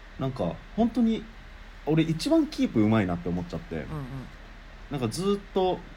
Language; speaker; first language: Japanese; native; Japanese